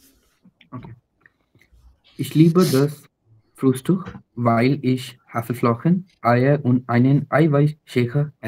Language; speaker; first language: German; non-native, learner; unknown